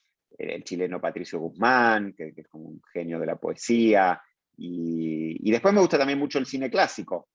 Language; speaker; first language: Spanish; native; Spanish